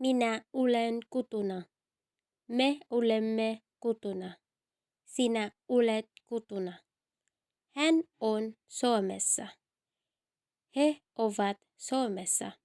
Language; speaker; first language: Finnish; non-native, fluent; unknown